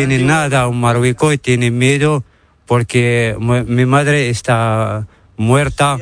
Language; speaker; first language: Spanish; non-native, learner; Arabic